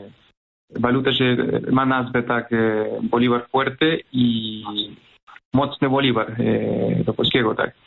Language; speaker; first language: Polish; non-native, fluent; Spanish